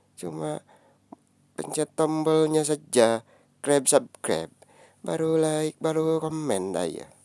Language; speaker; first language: Indonesian; non-native, local second language; Sundanese